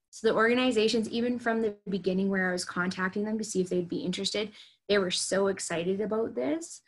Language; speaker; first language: English; native; English